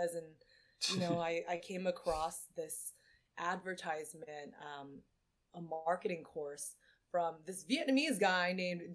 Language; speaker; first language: English; native; English